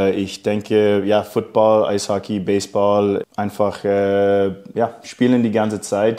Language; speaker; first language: German; non-native, fluent; English